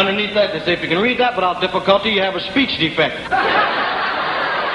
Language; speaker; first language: English; native; English